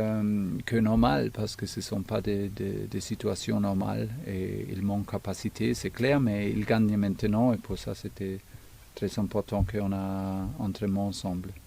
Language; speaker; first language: French; non-native, fluent; German